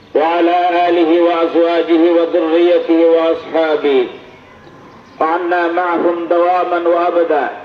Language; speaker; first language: Arabic; non-native, fluent; Bangla